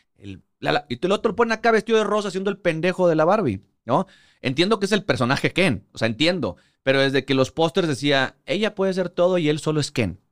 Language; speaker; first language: Spanish; native; Spanish